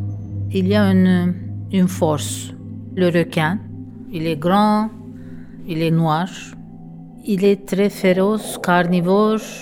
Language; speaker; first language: French; non-native, fluent; Turkish